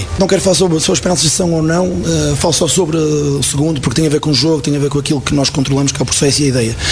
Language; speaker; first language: Portuguese; native; Portuguese